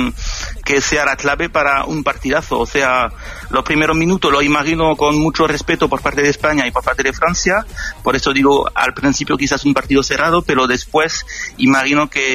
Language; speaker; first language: Spanish; non-native, fluent; French